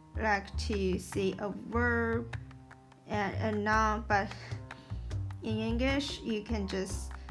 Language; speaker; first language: English; non-native, fluent; Chinese